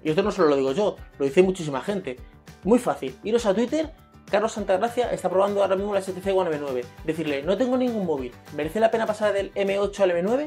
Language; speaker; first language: Spanish; native; Spanish